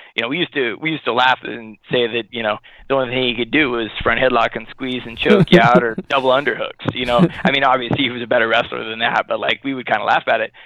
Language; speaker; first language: English; native; English